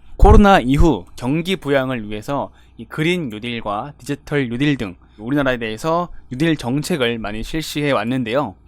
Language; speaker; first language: Korean; native; Korean